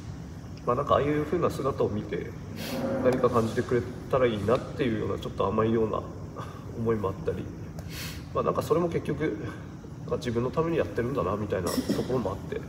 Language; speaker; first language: Japanese; native; Japanese